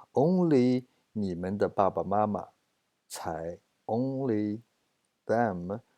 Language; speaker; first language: Chinese; non-native, fluent; English